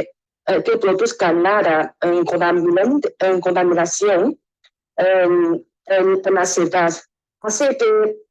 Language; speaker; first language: Spanish; non-native, learner; Chinese